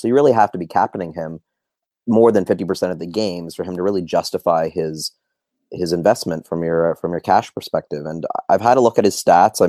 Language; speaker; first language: English; native; English